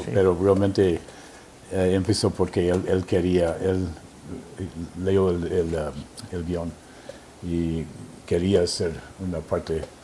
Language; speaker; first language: Spanish; non-native, fluent; English